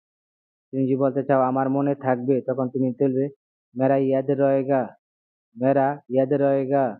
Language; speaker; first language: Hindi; non-native, learner; Bangla